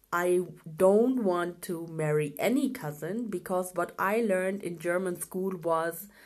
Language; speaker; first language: English; non-native, fluent; Urdu